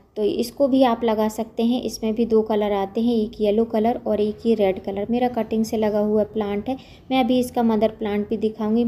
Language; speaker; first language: Hindi; non-native, local second language; Gujarati